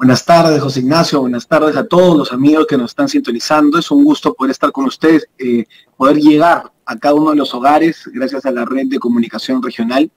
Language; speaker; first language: Spanish; native; Spanish